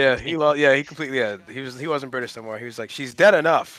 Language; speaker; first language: English; native; English